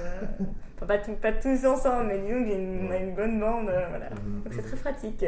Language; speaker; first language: French; native; French